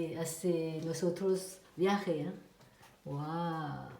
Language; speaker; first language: Spanish; non-native, learner; French